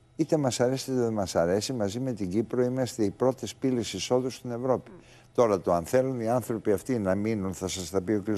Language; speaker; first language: Greek; native; Greek